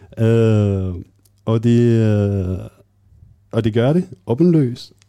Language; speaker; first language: Danish; non-native, fluent; Arabic